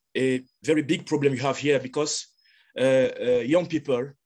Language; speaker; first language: English; non-native, local second language; French